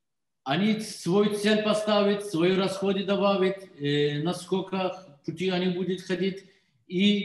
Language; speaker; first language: Russian; non-native, learner; Turkish